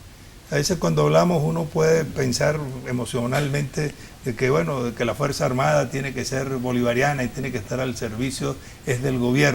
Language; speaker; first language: Spanish; native; Spanish